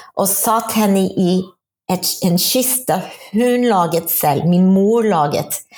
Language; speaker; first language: Norwegian; non-native, fluent; English